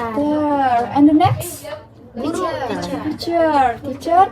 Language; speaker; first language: English; non-native, learner; Indonesian